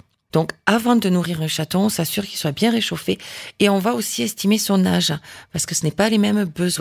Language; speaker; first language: French; native; French